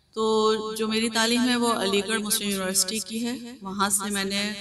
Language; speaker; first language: Hindi; native; Hindi